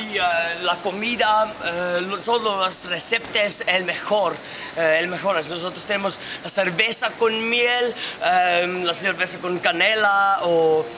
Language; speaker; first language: Spanish; non-native, learner; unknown